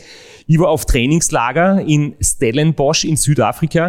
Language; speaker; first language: German; native; German